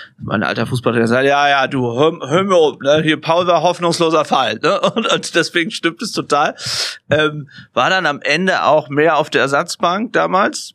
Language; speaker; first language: German; native; German